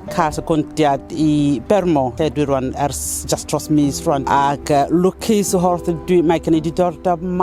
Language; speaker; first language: Welsh; non-native, fluent; Southern Sotho